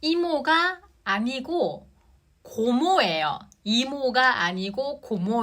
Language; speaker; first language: Korean; non-native, fluent; Japanese